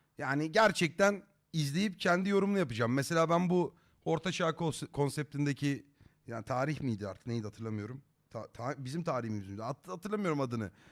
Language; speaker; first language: Turkish; native; Turkish